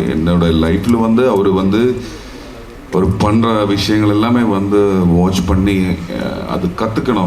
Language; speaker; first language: Tamil; non-native, learner; Malayalam